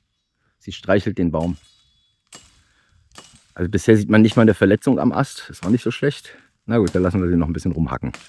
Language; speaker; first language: German; native; German